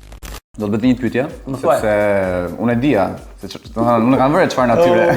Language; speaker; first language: Albanian; native; Albanian